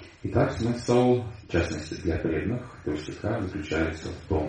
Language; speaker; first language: Russian; native; Russian